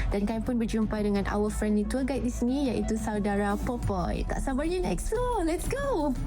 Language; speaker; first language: Malay; native; Malay